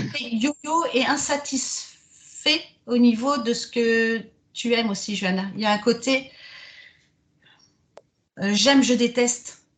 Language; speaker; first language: French; native; French